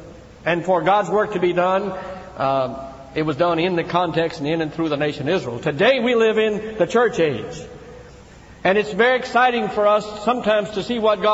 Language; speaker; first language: English; native; English